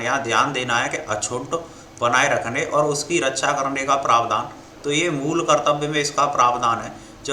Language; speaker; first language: Hindi; native; Hindi